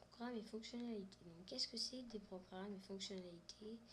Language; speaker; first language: French; native; French